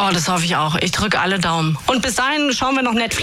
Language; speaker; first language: German; native; German